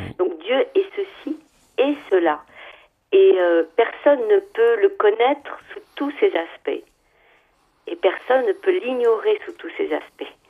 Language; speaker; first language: French; non-native, local second language; Arabic